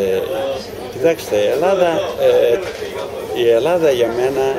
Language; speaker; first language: Greek; non-native, learner; Ukrainian